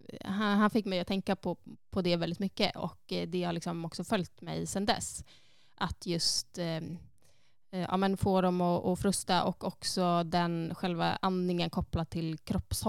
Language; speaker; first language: Swedish; native; Swedish